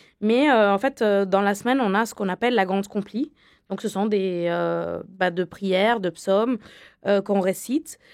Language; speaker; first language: French; non-native, fluent; Arabic